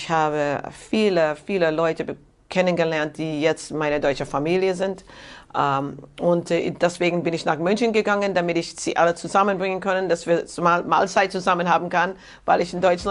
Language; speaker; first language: German; non-native, learner; English